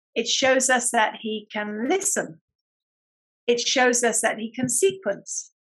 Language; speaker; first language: English; native; English